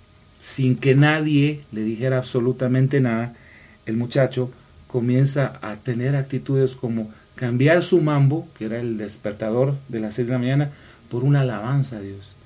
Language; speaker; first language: Spanish; native; Spanish